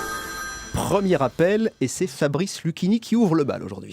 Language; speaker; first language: French; native; French